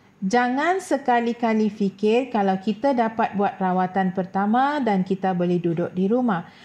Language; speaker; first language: Malay; non-native, local second language; Tamil